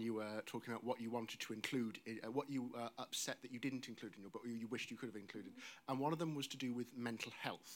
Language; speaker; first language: English; native; English